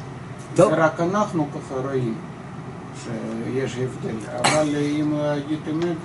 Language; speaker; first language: Hebrew; non-native, fluent; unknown